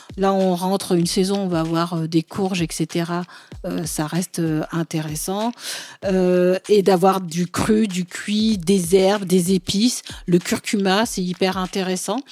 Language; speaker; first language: French; early bilingual, other home language; Bambara